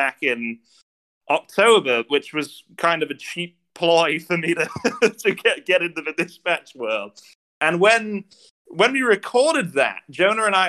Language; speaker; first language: English; native; English